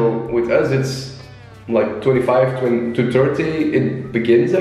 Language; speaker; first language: English; non-native, fluent; Dutch